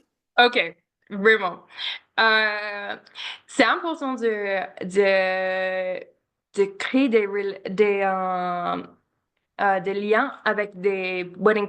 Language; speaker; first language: French; non-native, learner; English